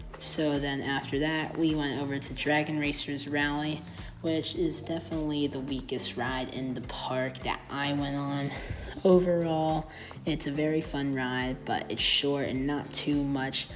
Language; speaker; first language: English; native; English